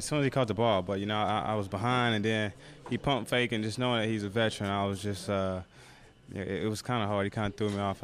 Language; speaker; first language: English; native; English